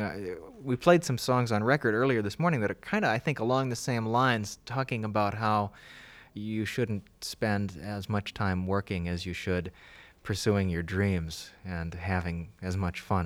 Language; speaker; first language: English; native; English